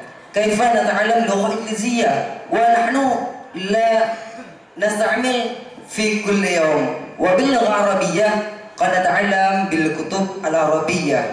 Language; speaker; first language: Arabic; non-native, learner; Indonesian